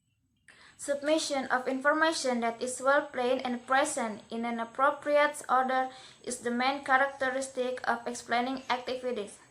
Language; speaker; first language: English; non-native, learner; Indonesian